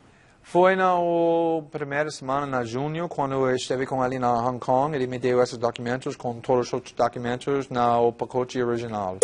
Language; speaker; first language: Portuguese; non-native, fluent; English